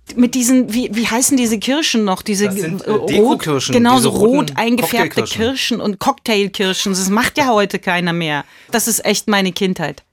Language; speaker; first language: German; early bilingual, heritage; German